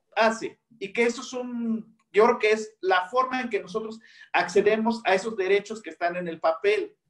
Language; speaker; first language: Spanish; native; Spanish